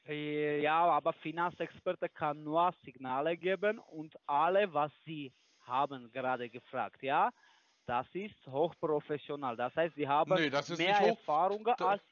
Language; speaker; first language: German; non-native, learner; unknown